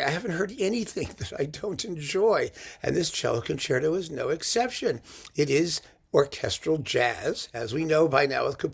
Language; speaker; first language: English; native; English